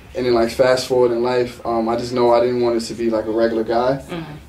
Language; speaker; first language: English; native; English